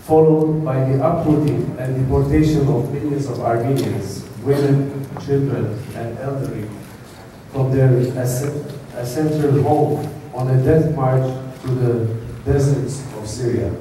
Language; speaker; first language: English; non-native, fluent; Armenian